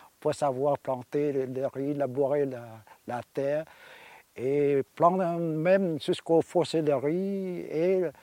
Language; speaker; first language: French; non-native, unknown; Khmer